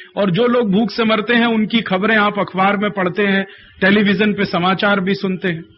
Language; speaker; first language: Hindi; native; Hindi